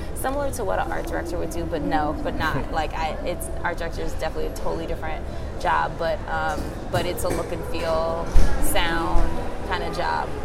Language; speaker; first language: English; native; English